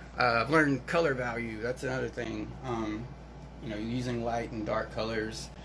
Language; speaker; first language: English; native; English